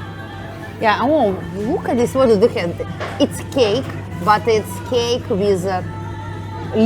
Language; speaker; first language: English; non-native, learner; Russian